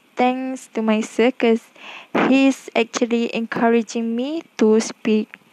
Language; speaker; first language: English; non-native, local second language; Malay